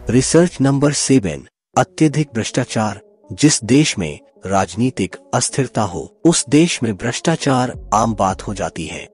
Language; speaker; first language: Hindi; non-native, local second language; Nepali